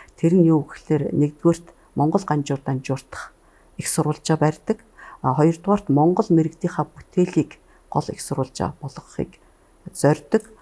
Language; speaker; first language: Mongolian; native; Mongolian